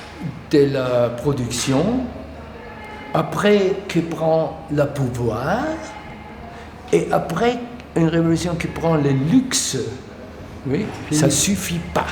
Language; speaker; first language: French; non-native, learner; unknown